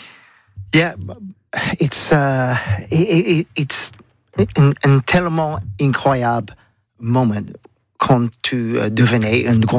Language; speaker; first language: French; non-native, learner; English